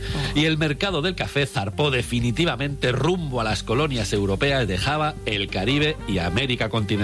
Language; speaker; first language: Spanish; native; Spanish